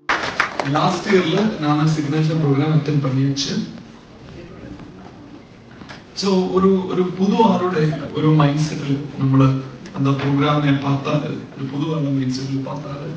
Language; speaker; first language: Tamil; non-native, local second language; Malayalam